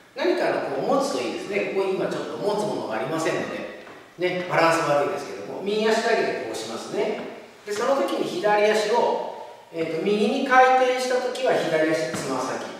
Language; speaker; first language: Japanese; native; Japanese